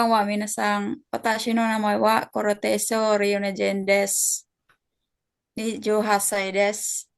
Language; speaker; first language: Japanese; non-native, learner; Filipino